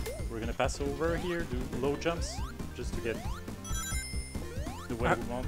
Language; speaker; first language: English; non-native, fluent; French